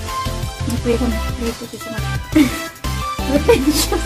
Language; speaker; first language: Filipino; non-native, local second language; Cebuano